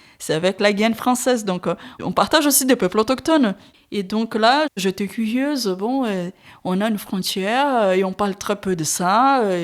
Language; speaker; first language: French; non-native, fluent; Portuguese